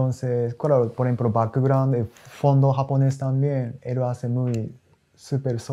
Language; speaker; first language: Spanish; non-native, learner; Japanese